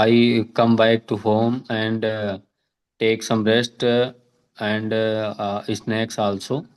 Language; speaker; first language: English; non-native, learner; Hindi